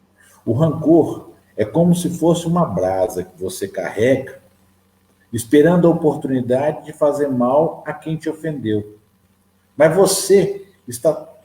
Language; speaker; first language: Portuguese; native; Portuguese